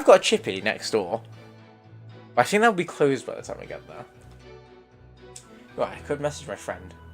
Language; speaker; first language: English; native; English